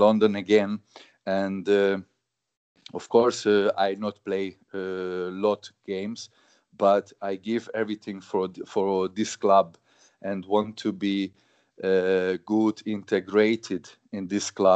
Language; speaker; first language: English; non-native, learner; Hungarian